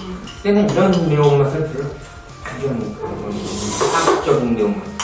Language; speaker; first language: Korean; native; Korean